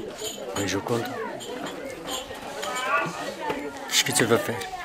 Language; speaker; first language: French; non-native, learner; Berber languages